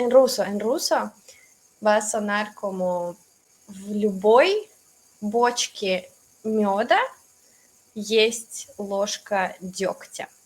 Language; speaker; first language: Spanish; non-native, fluent; Russian